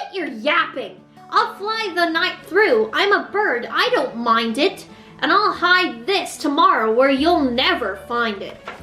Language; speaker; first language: English; native; English